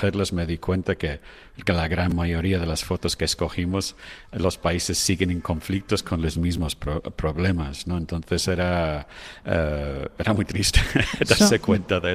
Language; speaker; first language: Spanish; non-native, fluent; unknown